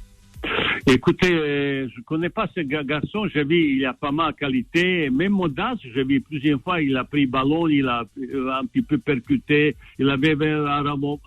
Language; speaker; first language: French; non-native, fluent; Bosnian